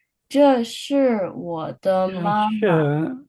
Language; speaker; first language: Chinese; non-native, fluent; English